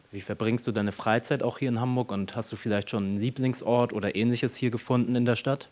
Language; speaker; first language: German; native; German